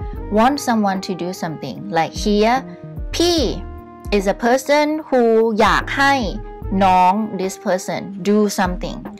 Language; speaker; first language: English; non-native, fluent; Thai